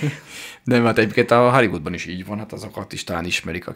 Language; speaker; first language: Hungarian; native; Hungarian